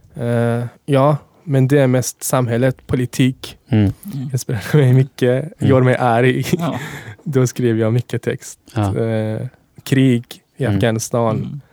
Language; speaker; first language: Swedish; non-native, fluent; Persian